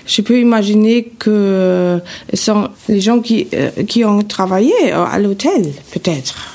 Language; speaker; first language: French; non-native, fluent; German